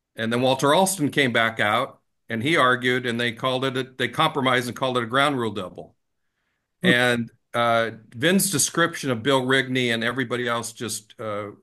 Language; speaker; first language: English; native; English